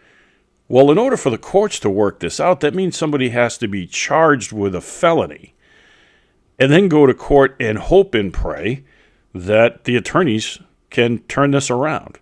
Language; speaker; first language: English; native; English